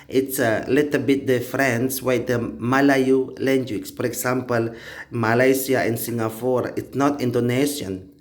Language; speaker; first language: English; non-native, learner; Indonesian